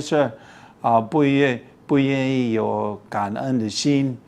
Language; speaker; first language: Chinese; early bilingual, heritage; English